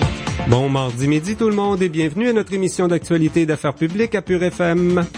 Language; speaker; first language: French; native; French